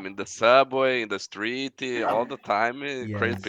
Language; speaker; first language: English; non-native, learner; Portuguese